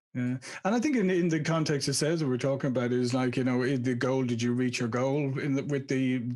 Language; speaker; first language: English; native; English